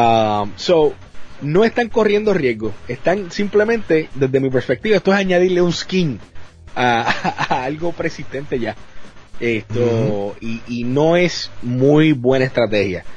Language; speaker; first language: Spanish; native; Spanish